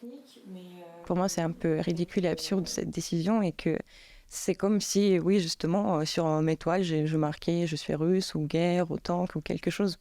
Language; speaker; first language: French; non-native, fluent; Russian